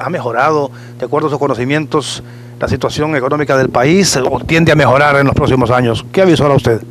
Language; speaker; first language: Spanish; native; Spanish